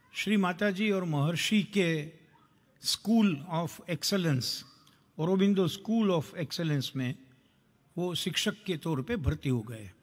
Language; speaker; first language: Hindi; non-native, local second language; Gujarati